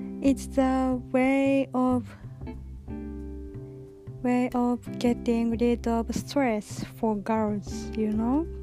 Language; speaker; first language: English; non-native, learner; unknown